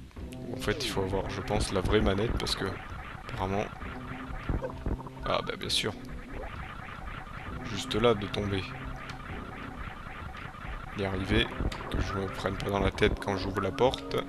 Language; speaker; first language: French; native; French